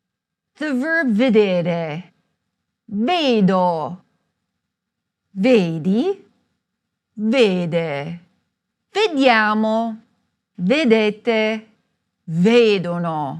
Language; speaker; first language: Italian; non-native, fluent; English